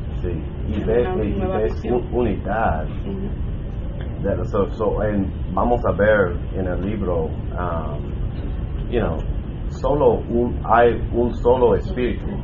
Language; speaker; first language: Spanish; non-native, learner; English